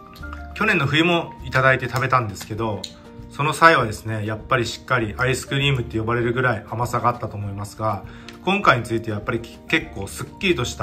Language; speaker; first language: Japanese; native; Japanese